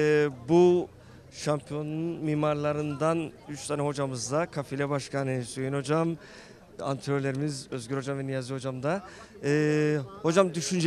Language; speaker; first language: Turkish; native; Turkish